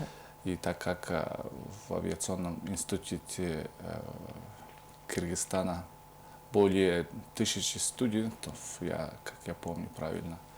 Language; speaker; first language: Russian; non-native, fluent; Mongolian